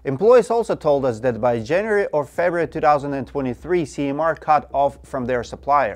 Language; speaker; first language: English; non-native, fluent; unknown